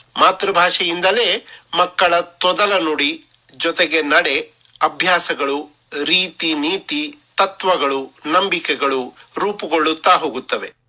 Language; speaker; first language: Kannada; non-native, local second language; Marathi